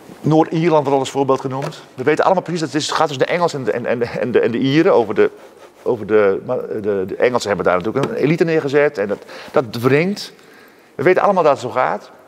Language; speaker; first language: Dutch; non-native, local second language; Western Frisian